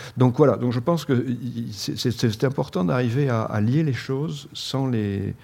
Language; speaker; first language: French; native; French